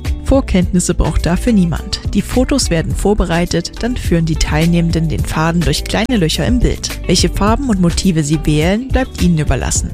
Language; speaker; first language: German; native; German